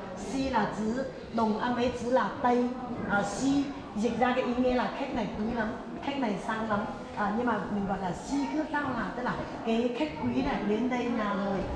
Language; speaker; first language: Vietnamese; non-native, fluent; Chinese